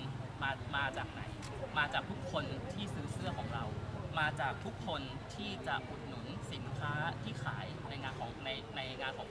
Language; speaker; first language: Thai; native; Thai